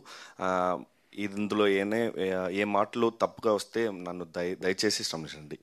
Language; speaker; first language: Telugu; non-native, learner; Tamil